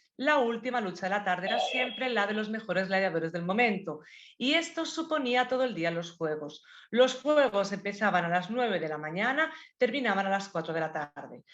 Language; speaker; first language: Spanish; native; Spanish